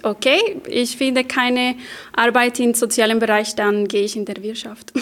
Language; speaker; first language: German; non-native, fluent; Spanish